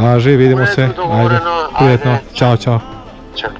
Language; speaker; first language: Croatian; native; Croatian